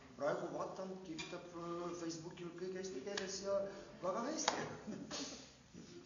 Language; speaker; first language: Estonian; non-native, fluent; Ukrainian